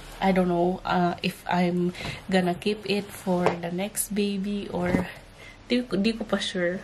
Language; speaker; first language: English; non-native, local second language; Filipino